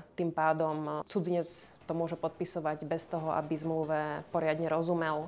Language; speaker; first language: Slovak; native; Slovak